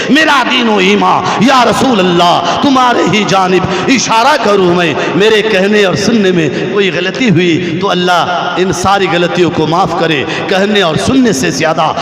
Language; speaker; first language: Urdu; non-native, local second language; Bangla